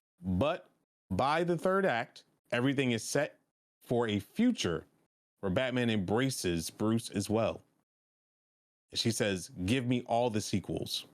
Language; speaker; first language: English; native; English